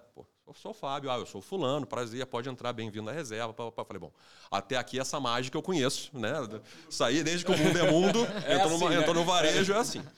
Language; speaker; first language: Portuguese; native; Portuguese